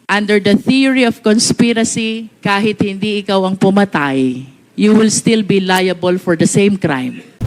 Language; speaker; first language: English; non-native, local second language; Filipino